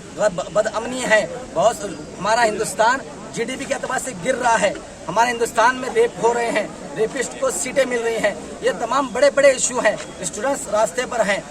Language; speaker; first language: Urdu; native; Urdu